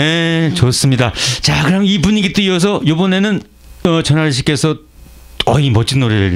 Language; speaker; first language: Korean; native; Korean